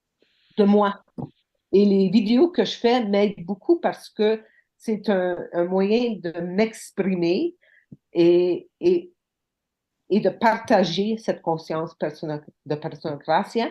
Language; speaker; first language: French; non-native, local second language; English